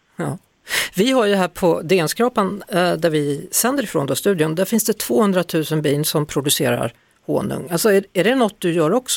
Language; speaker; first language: Swedish; native; Swedish